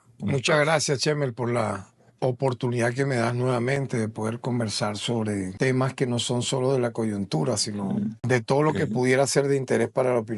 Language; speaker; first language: Spanish; native; Spanish